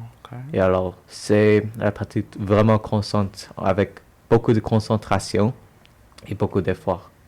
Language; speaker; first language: French; non-native, local second language; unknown